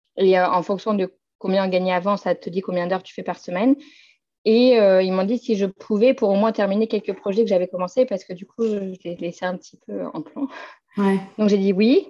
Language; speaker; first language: French; native; French